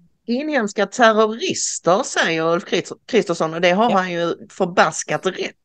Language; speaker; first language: Swedish; native; Swedish